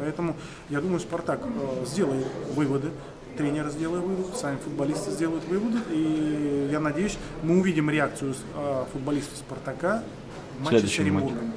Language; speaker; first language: Russian; native; Russian